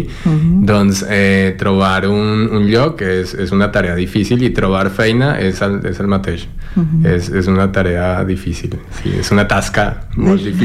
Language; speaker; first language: Catalan; non-native, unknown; Spanish